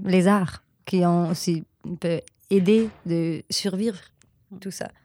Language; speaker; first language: French; non-native, learner; German